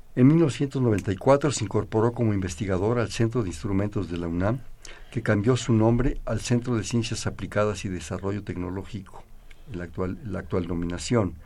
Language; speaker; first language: Spanish; native; Spanish